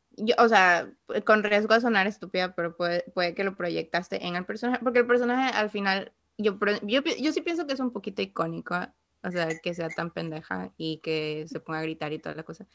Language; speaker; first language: Spanish; native; Spanish